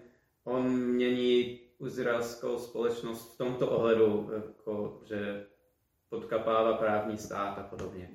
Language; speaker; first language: Czech; non-native, fluent; English